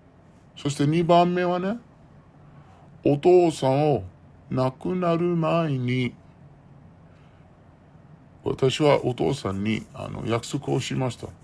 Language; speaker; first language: Japanese; non-native, learner; Arabic